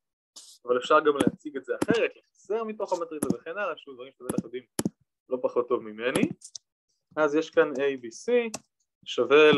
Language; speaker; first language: Hebrew; native; Hebrew